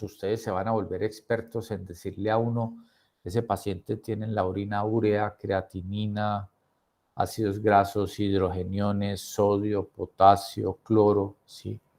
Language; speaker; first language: Spanish; native; Spanish